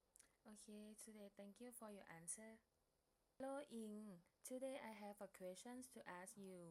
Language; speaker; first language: English; non-native, learner; Thai